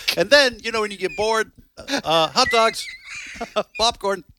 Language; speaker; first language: English; native; English